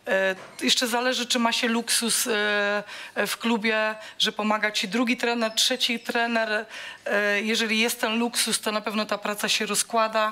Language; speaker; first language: Polish; native; Polish